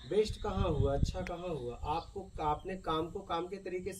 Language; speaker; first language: Hindi; native; Hindi